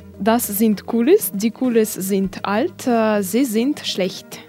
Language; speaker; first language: German; non-native, learner; Russian